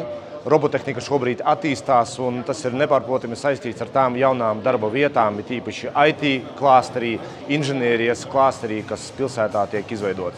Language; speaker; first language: Latvian; native; Latvian